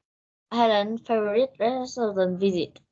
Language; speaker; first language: English; non-native, learner; Vietnamese